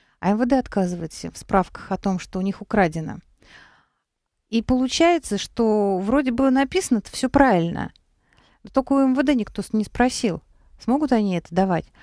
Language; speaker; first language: Russian; native; Russian